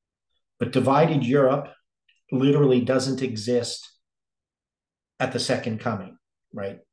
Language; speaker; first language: English; native; English